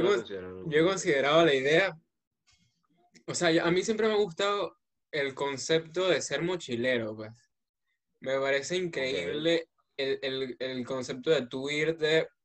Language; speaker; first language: Spanish; native; Spanish